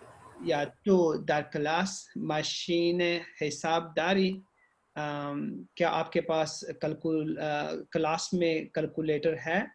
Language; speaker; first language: Persian; non-native, learner; Urdu